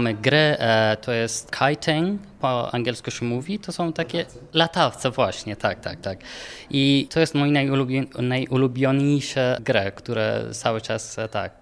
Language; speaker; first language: Polish; non-native, learner; Persian